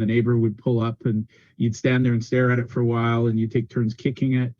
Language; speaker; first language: English; native; English